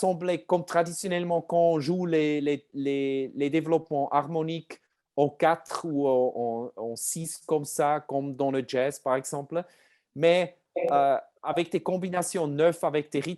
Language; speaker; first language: French; non-native, learner; German